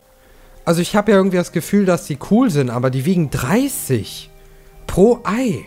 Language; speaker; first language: German; native; German